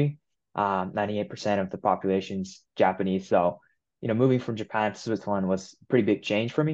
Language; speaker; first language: English; non-native, fluent; Japanese